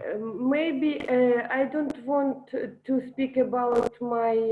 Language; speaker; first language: English; non-native, learner; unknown